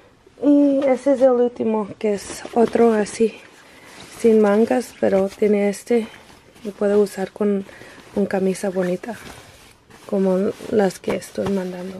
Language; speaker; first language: Spanish; non-native, learner; English